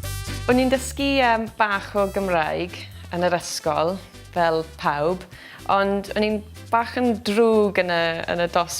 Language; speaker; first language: Welsh; non-native, local second language; English